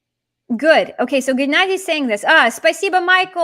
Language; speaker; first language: English; native; English